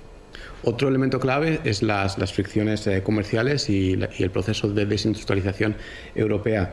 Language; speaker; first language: Spanish; native; Spanish